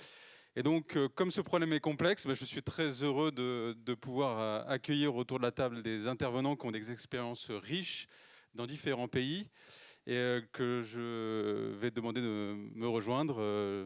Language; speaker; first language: French; native; French